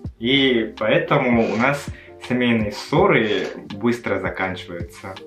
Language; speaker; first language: Russian; non-native, fluent; Japanese